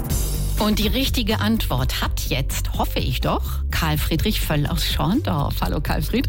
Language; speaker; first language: German; native; German